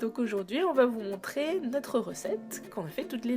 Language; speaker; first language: French; native; French